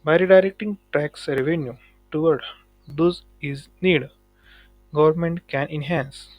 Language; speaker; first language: English; non-native, local second language; Marathi